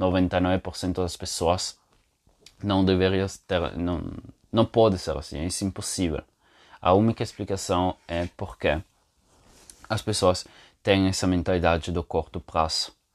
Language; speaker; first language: Portuguese; non-native, fluent; Italian